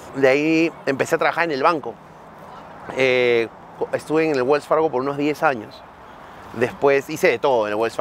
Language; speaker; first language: Spanish; native; Spanish